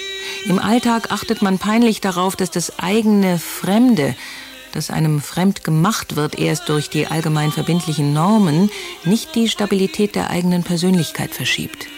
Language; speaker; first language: German; native; German